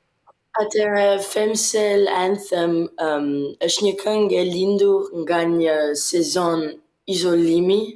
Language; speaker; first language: Albanian; early bilingual, heritage; Albanian